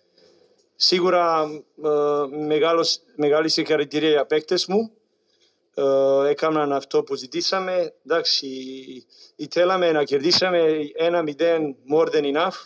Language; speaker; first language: Greek; non-native, learner; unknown